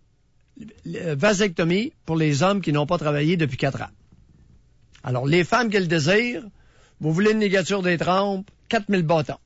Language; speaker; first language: French; native; French